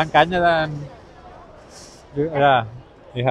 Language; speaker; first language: Indonesian; non-native, learner; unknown